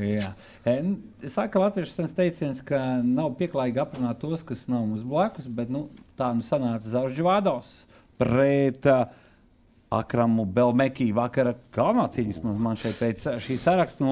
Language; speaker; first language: Latvian; native; Latvian